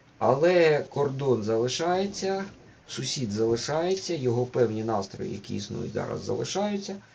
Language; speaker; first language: Ukrainian; non-native, local second language; Russian